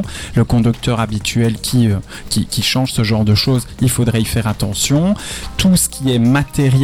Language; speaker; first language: French; native; French